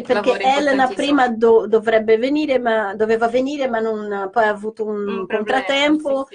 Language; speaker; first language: Italian; non-native, fluent; Portuguese